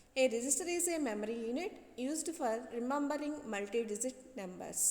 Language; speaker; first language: English; non-native, local second language; Telugu